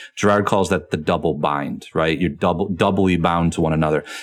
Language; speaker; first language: English; native; English